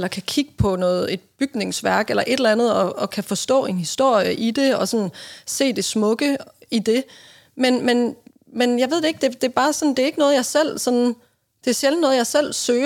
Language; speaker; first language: Danish; native; Danish